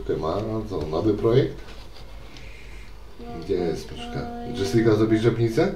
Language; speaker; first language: Polish; native; Polish